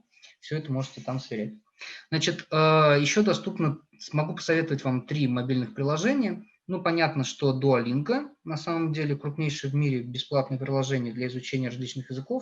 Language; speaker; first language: Russian; native; Russian